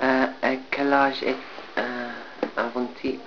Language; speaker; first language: French; non-native, learner; English